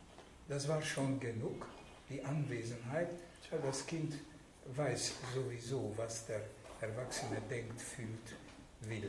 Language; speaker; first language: German; non-native, fluent; Hungarian